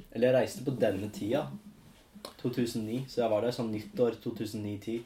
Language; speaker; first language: Norwegian; non-native, fluent; English